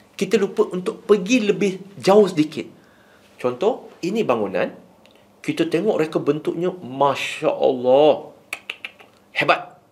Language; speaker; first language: Malay; non-native, local second language; Chinese